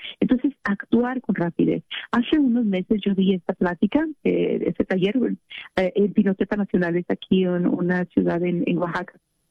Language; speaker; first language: Spanish; native; Spanish